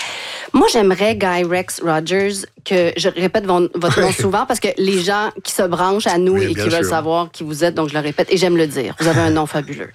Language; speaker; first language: French; native; French